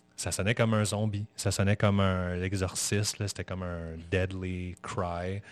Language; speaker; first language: French; native; French